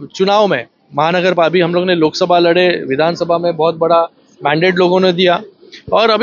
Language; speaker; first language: Hindi; non-native, local second language; Marathi